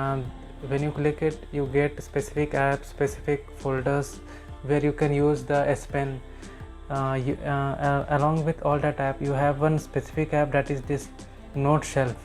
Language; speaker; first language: English; non-native, local second language; Hindi